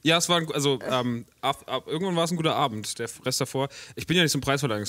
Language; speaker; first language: German; native; German